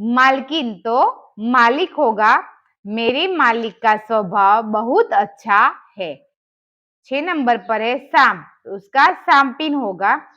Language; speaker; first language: Hindi; non-native, local second language; Gujarati